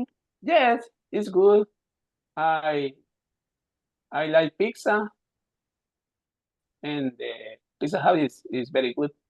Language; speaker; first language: English; non-native, learner; Spanish